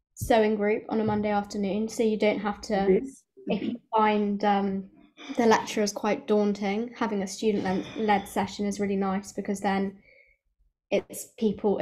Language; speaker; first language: English; native; English